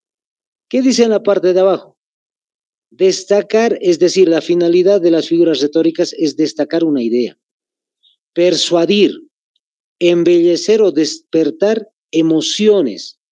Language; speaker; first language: Spanish; native; Spanish